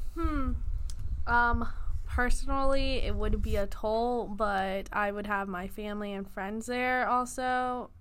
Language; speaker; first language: English; native; English